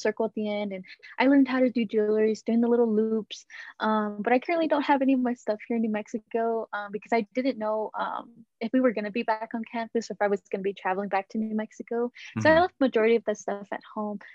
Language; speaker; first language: English; native; English